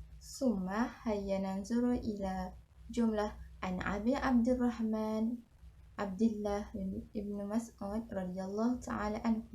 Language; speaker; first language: Arabic; non-native, learner; Malay